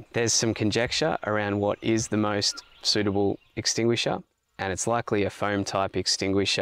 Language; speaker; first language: English; native; English